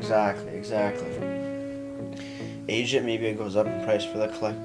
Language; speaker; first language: English; native; English